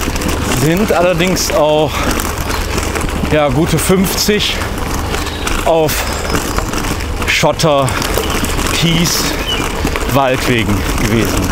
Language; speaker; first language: German; native; German